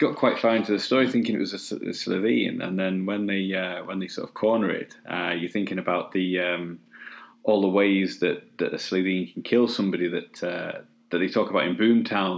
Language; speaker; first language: English; native; English